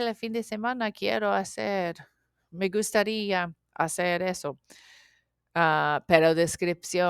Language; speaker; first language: Spanish; non-native, learner; English